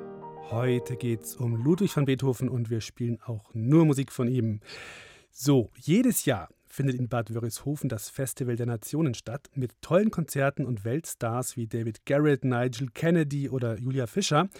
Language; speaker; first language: German; native; German